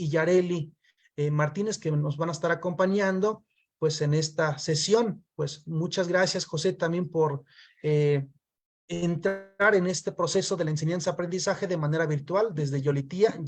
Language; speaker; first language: Spanish; non-native, local second language; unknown